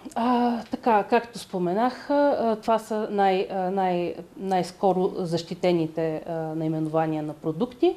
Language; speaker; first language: Bulgarian; native; Bulgarian